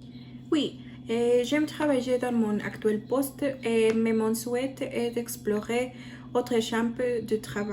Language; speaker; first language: French; non-native, learner; Spanish